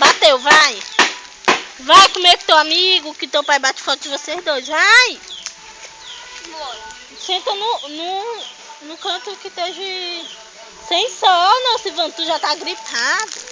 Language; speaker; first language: Portuguese; native; Portuguese